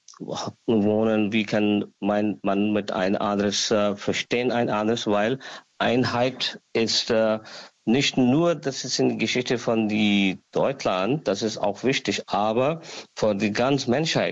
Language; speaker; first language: German; non-native, learner; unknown